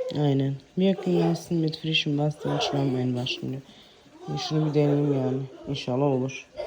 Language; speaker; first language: Turkish; early bilingual, heritage; Turkish